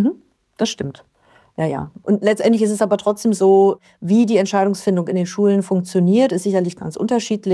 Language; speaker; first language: German; native; German